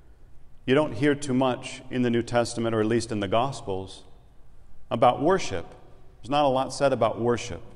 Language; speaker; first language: English; native; English